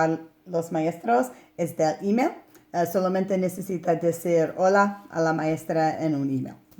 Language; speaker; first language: Spanish; non-native, learner; English